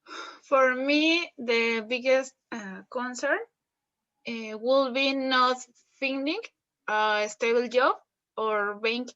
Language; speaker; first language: English; non-native, learner; Spanish